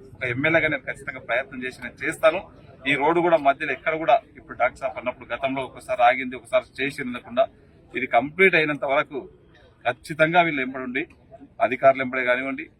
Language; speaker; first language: Telugu; native; Telugu